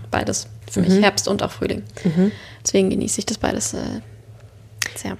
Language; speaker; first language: German; native; German